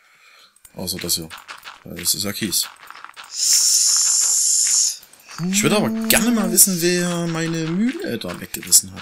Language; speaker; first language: German; native; German